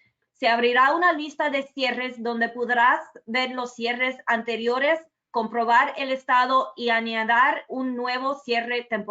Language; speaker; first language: Spanish; early bilingual, other home language; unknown